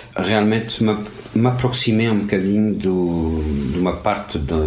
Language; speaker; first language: Portuguese; non-native, fluent; French